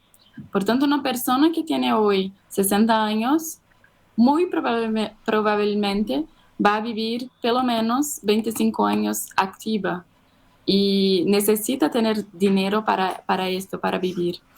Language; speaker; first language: Spanish; non-native, fluent; Portuguese